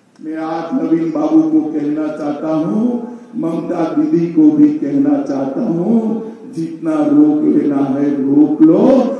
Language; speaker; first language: Hindi; non-native, local second language; Gujarati